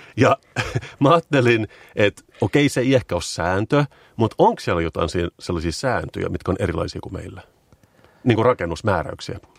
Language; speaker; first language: Finnish; native; Finnish